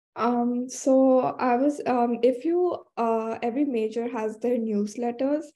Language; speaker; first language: English; non-native, local second language; Hindi